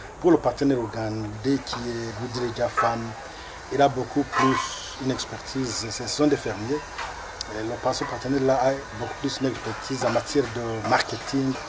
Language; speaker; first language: French; non-native, local second language; Rundi